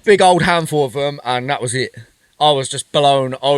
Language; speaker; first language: English; native; English